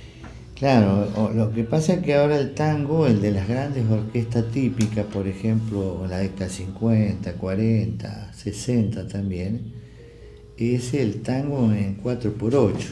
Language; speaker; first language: Spanish; native; Spanish